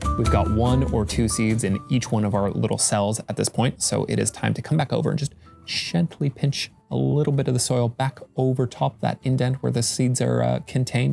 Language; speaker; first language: English; native; English